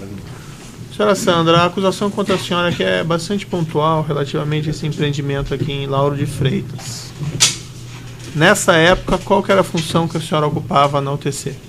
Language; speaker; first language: Portuguese; native; Portuguese